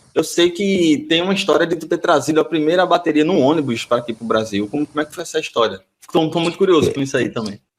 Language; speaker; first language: Portuguese; native; Portuguese